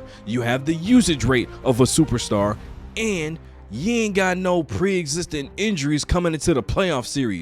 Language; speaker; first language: English; native; English